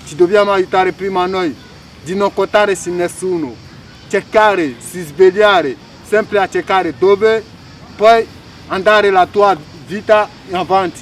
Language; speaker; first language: Italian; non-native, fluent; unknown